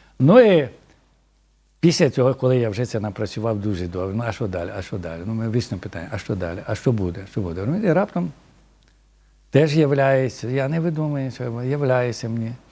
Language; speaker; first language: Ukrainian; native; Ukrainian